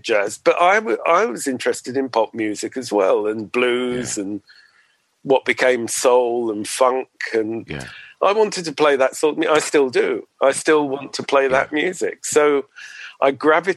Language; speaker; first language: English; native; English